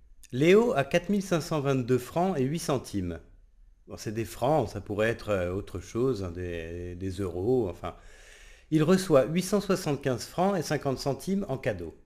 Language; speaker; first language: French; native; French